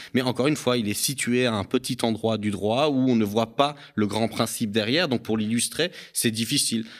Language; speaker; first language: French; native; French